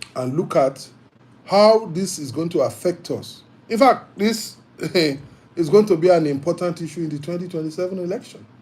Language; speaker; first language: English; non-native, local second language; Yoruba